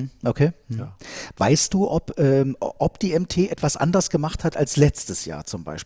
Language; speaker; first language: German; native; German